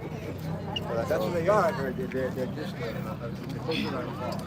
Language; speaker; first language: English; native; English